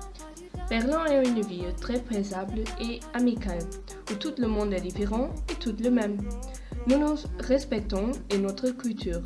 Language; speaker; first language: French; non-native, learner; German